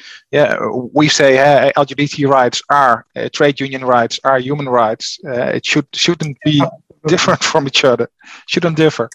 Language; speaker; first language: English; non-native, fluent; Dutch